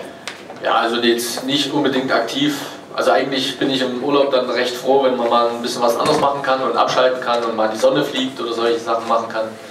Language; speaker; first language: German; native; German